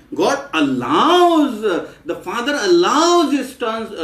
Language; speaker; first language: English; non-native, local second language; Marathi